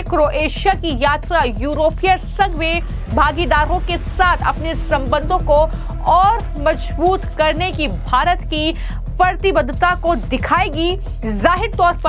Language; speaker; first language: Hindi; native; Hindi